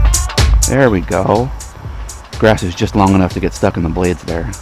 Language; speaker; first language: English; native; English